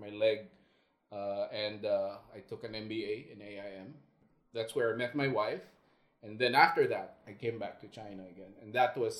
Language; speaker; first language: English; non-native, local second language; Filipino